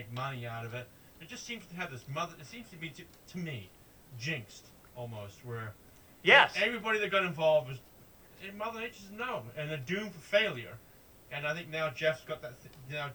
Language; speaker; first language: English; native; English